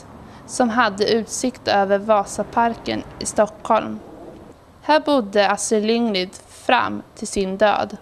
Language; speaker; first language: Swedish; native; Swedish